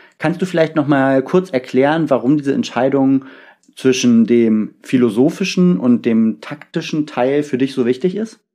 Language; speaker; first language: German; native; German